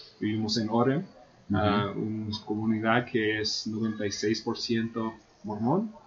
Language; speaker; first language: Spanish; non-native, fluent; English